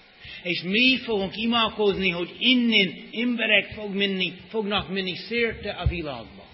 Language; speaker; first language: Hungarian; non-native, fluent; English